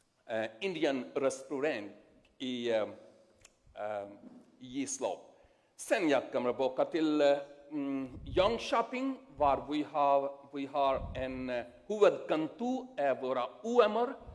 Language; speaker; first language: Swedish; non-native, learner; Urdu